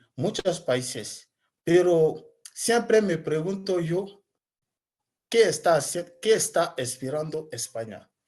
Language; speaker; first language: Spanish; non-native, learner; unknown